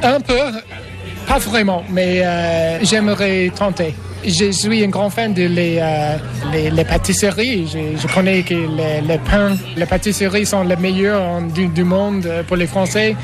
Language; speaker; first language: French; non-native, learner; English